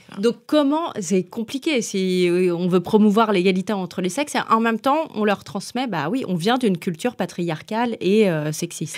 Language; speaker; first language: French; native; French